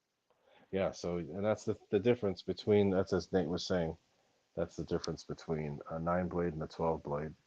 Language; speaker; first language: English; native; English